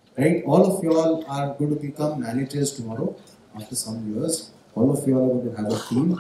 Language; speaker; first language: English; non-native, local second language; Marathi